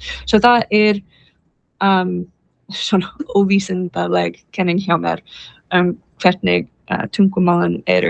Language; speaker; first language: Icelandic; non-native, learner; English